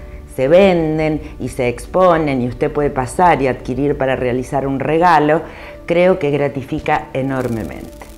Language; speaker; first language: Spanish; native; Spanish